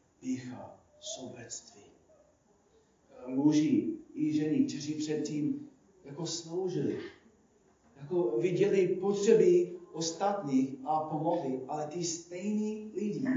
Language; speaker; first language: Czech; non-native, fluent; English